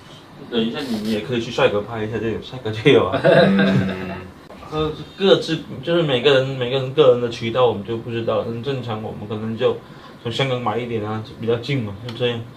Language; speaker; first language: Chinese; native; Chinese